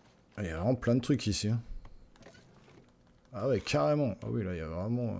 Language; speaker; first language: French; native; French